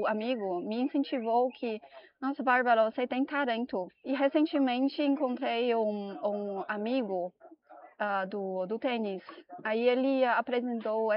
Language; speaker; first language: Portuguese; non-native, learner; Chinese